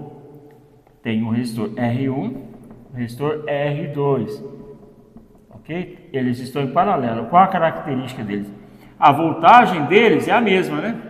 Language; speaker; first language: Portuguese; native; Portuguese